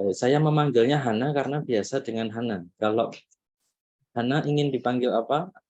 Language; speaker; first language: Indonesian; native; Indonesian